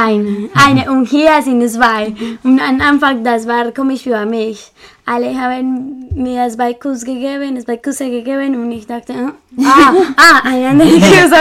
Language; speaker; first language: German; non-native, learner; Spanish